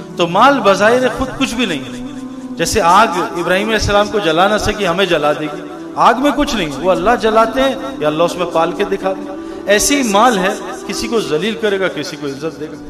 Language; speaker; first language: Urdu; native; Urdu